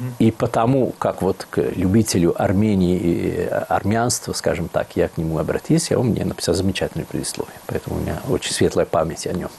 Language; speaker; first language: Russian; non-native, fluent; Italian